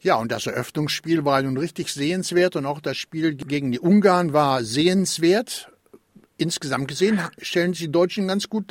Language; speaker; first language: German; native; German